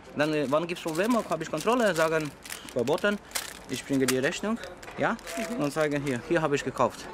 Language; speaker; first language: German; non-native, fluent; Polish